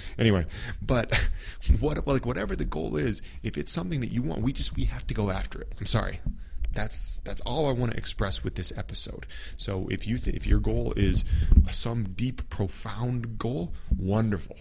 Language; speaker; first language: English; native; English